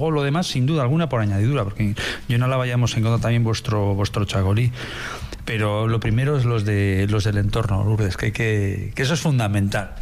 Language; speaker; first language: Spanish; native; Spanish